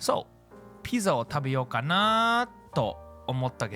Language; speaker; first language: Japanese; non-native, fluent; English